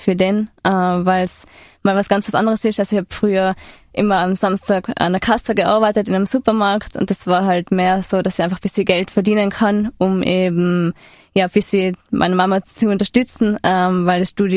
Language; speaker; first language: German; native; German